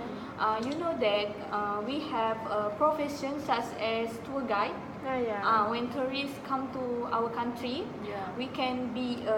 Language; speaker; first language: English; non-native, local second language; Malay